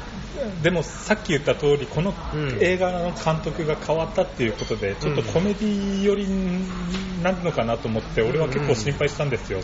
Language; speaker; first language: Japanese; native; Japanese